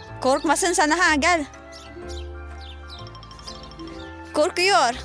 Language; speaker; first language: Turkish; non-native, learner; Filipino